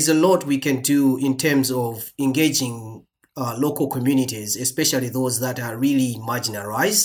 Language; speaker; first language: English; non-native, local second language; Nyanja